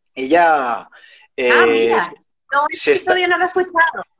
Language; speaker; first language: Spanish; native; Spanish